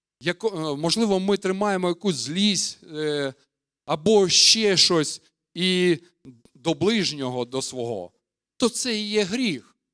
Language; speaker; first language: Ukrainian; non-native, local second language; Russian